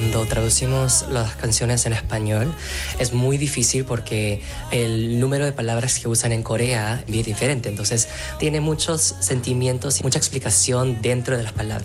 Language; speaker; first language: Spanish; non-native, fluent; Korean